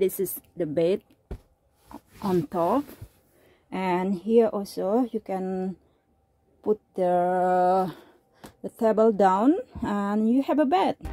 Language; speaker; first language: English; non-native, learner; Indonesian